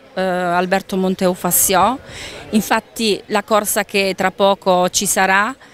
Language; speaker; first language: Italian; native; Italian